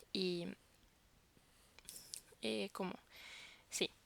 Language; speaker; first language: Spanish; non-native, fluent; French